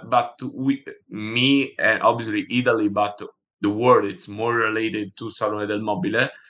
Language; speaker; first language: English; non-native, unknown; Italian